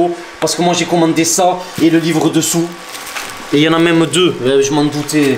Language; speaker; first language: French; native; French